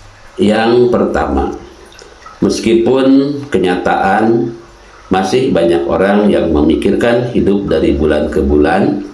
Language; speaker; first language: Indonesian; non-native, local second language; Sundanese